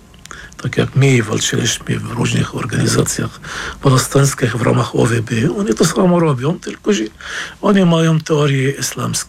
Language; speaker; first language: Polish; non-native, fluent; Arabic